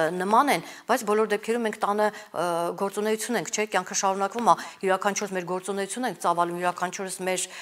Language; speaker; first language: Armenian; native; Armenian